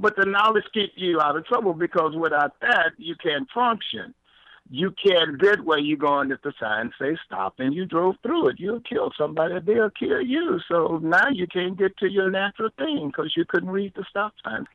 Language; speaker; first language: English; native; English